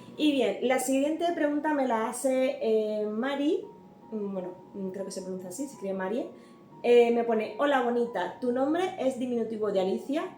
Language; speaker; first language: Spanish; native; Spanish